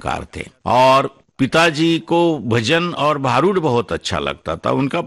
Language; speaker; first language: Hindi; non-native, local second language; Marathi